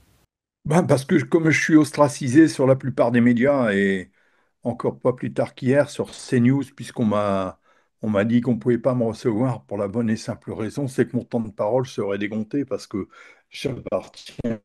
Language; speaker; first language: French; native; French